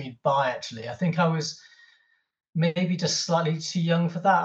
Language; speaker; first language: English; native; English